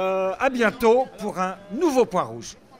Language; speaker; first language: French; native; French